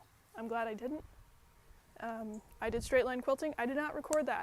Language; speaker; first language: English; native; English